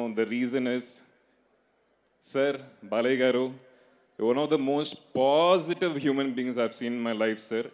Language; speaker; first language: Telugu; native; Telugu